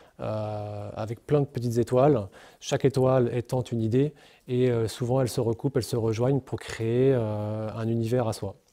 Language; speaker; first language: French; native; French